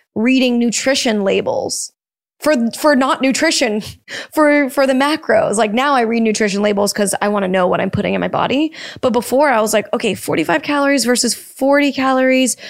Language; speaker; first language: English; early bilingual, other home language; Filipino